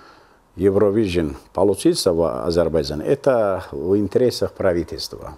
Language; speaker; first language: Russian; non-native, local second language; Azerbaijani